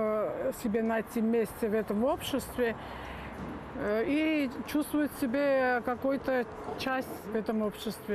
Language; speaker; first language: Russian; non-native, local second language; Armenian